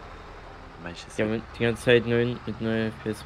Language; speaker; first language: German; native; German